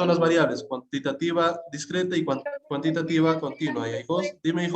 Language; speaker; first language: Spanish; native; Spanish